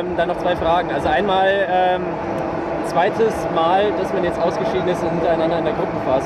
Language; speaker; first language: German; native; German